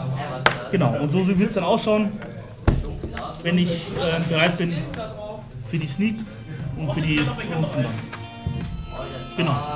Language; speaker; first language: German; native; German